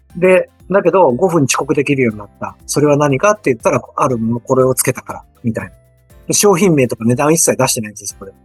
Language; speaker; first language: Japanese; native; Japanese